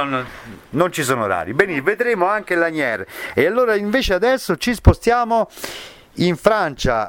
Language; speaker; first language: Italian; native; Italian